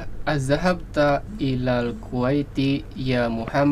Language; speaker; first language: Arabic; non-native, learner; Indonesian